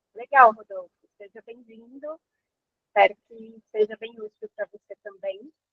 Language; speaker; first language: Portuguese; native; Portuguese